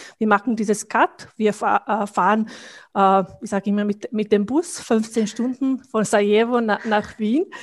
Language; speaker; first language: German; non-native, fluent; Bosnian